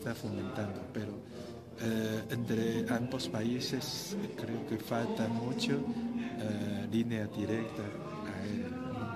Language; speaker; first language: Spanish; non-native, fluent; Chinese